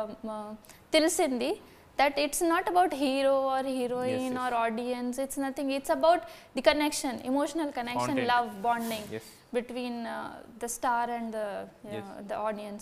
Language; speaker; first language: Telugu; non-native, fluent; Hindi